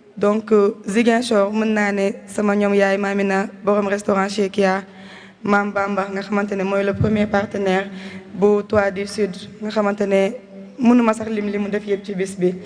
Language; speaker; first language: Wolof; non-native, local second language; Jola-Fonyi